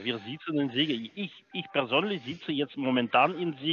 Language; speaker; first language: German; non-native, fluent; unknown